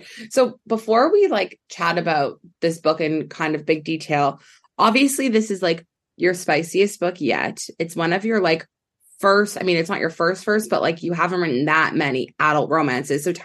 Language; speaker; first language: English; native; English